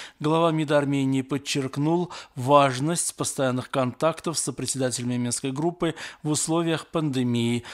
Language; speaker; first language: Russian; non-native, local second language; Armenian